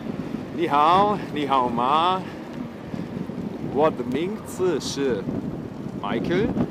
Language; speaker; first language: Chinese; non-native, learner; German